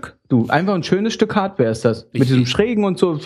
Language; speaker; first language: German; native; German